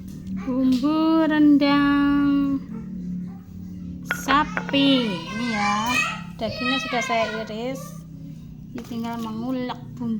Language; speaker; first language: Indonesian; non-native, local second language; Javanese